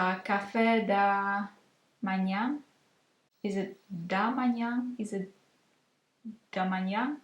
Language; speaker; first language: Portuguese; non-native, learner; Russian